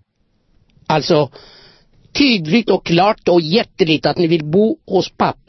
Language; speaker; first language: Swedish; non-native, fluent; Amharic